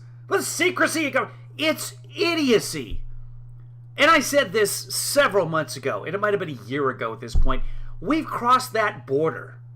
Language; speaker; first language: English; native; English